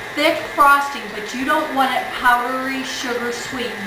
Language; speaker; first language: English; native; English